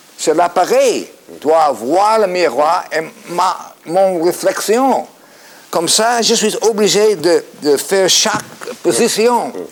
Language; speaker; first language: French; non-native, fluent; English